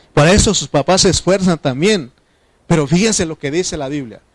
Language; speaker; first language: Spanish; non-native, local second language; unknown